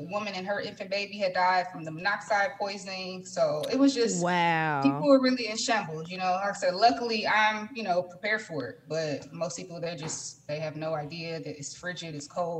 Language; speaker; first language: English; native; English